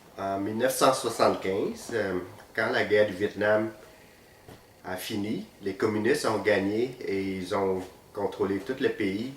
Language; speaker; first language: French; non-native, fluent; Vietnamese